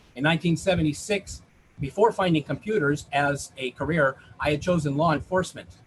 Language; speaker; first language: English; native; English